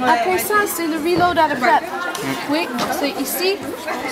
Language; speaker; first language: French; non-native, fluent; English